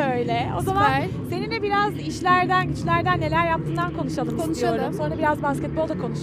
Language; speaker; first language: Turkish; native; Turkish